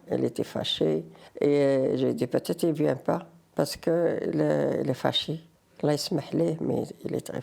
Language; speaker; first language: French; non-native, learner; Riffian